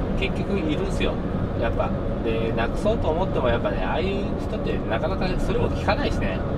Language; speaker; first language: Japanese; native; Japanese